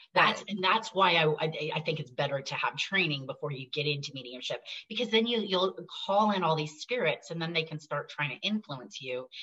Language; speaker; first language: English; native; English